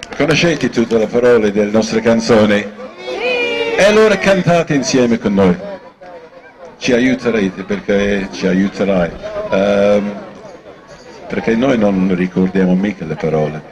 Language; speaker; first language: Italian; non-native, fluent; English